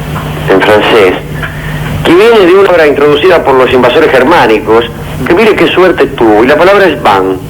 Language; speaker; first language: Spanish; native; Spanish